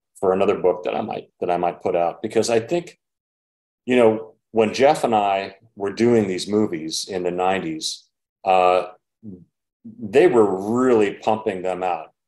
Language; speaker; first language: English; native; English